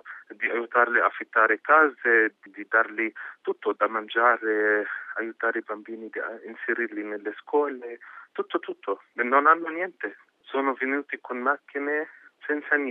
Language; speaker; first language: Italian; non-native, fluent; Arabic